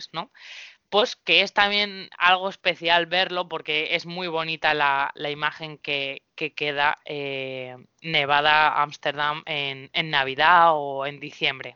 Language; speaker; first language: Spanish; native; Spanish